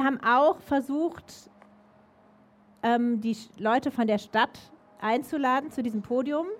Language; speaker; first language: German; native; German